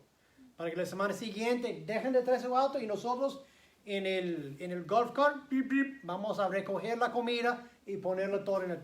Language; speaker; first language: Spanish; non-native, fluent; English